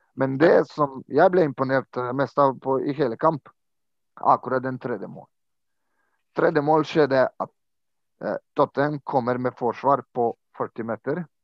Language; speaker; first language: Norwegian; non-native, fluent; Croatian